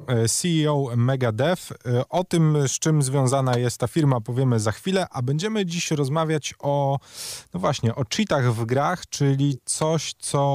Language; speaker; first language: Polish; native; Polish